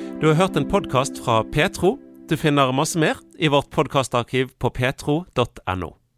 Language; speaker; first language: Norwegian; non-native, fluent; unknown